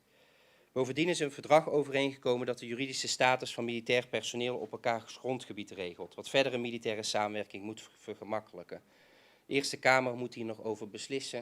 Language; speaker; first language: Dutch; native; Dutch